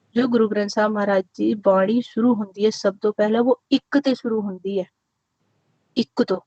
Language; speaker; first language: Hindi; non-native, local second language; Punjabi